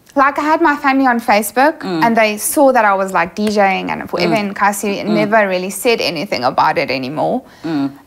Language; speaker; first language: English; non-native, local second language; Afrikaans